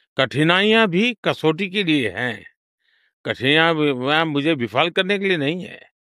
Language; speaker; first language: Hindi; non-native, local second language; Gujarati